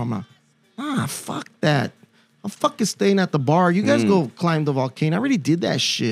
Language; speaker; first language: English; early bilingual, other home language; Spanish